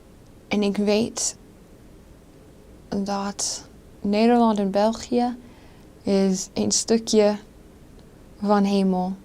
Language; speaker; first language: Dutch; non-native, fluent; English